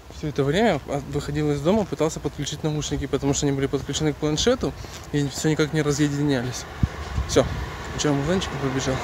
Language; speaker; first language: Russian; native; Russian